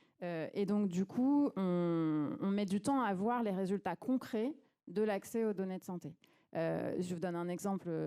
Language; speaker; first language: French; native; French